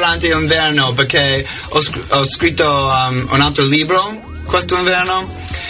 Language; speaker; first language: Italian; non-native, learner; English